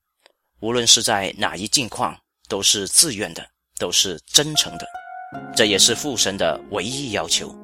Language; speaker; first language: Chinese; native; Chinese